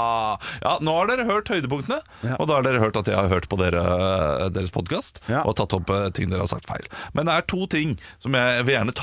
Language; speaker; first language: Norwegian; native; Norwegian